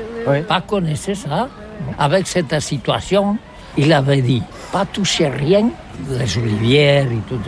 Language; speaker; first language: French; non-native, learner; Catalan